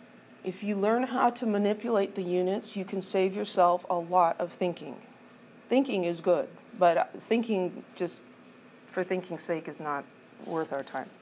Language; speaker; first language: English; native; English